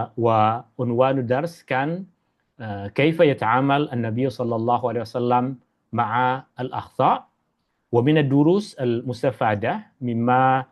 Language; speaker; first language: Arabic; non-native, fluent; Malay